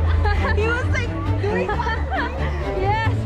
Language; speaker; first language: English; non-native, fluent; Chinese